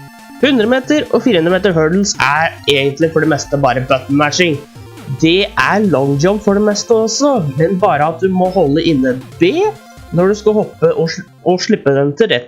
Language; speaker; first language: Norwegian; native; Norwegian